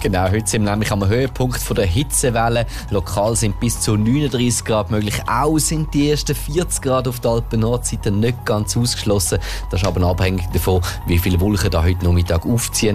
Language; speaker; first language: German; native; German